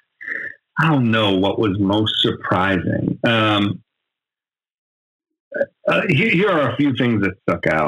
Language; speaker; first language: English; native; English